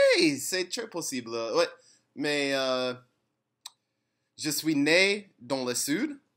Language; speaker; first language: French; non-native, learner; English